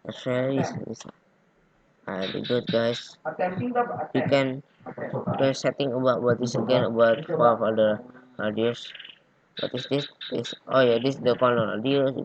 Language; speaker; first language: English; non-native, learner; Indonesian